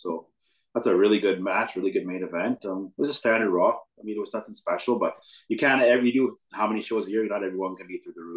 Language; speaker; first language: English; native; English